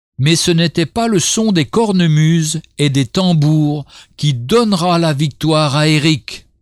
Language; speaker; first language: French; native; French